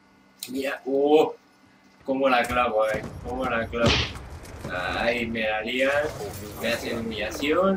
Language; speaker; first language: Spanish; native; Spanish